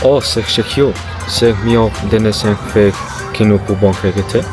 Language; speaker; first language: French; non-native, learner; Spanish